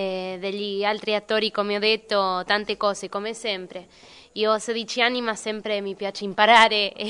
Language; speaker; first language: Italian; non-native, fluent; Spanish